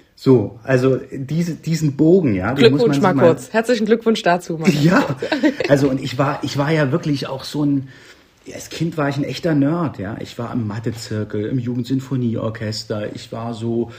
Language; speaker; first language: German; native; German